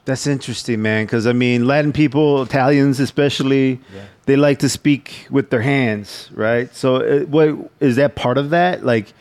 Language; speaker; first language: English; early bilingual, other home language; Spanish